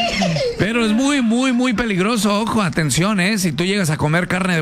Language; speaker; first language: Spanish; native; Spanish